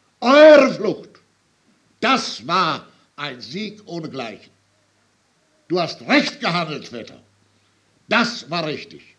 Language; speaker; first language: German; native; German